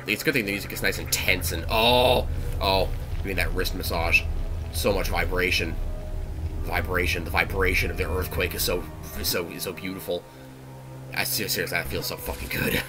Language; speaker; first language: English; native; English